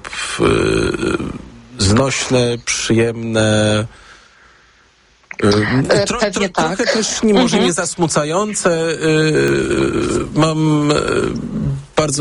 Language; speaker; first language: Polish; native; Polish